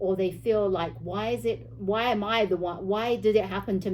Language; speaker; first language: English; native; English